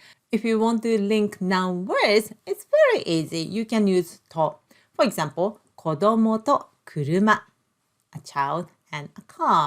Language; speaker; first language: English; non-native, local second language; Japanese